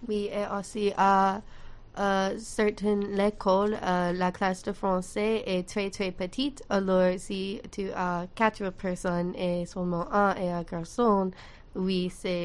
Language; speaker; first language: French; non-native, learner; English